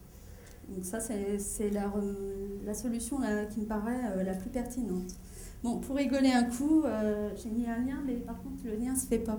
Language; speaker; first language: French; native; French